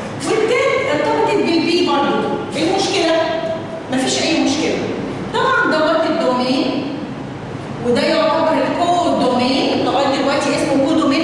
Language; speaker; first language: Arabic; native; Arabic